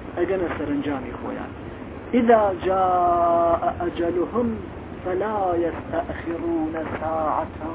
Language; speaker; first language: Central Kurdish; non-native, local second language; Gurani